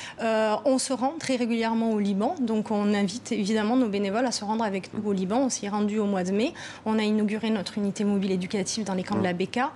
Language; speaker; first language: French; native; French